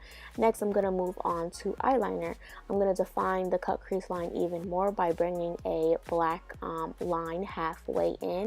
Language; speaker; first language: English; native; English